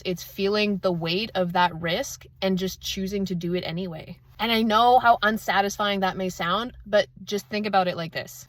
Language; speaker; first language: English; native; English